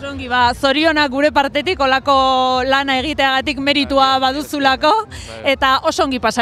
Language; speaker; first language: Basque; native; Basque